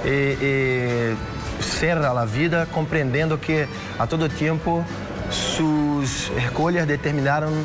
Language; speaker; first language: Spanish; non-native, fluent; Portuguese